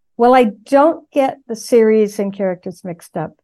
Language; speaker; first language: English; native; English